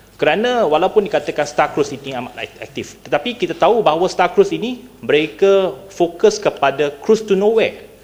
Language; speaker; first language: Malay; non-native, local second language; Chinese